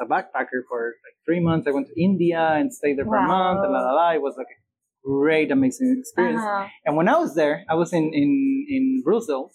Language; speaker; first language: English; non-native, fluent; Spanish